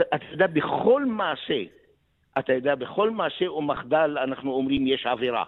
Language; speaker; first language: Hebrew; non-native, local second language; Arabic